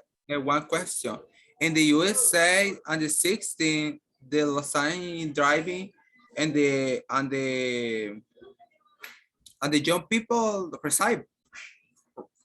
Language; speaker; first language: English; non-native, learner; Spanish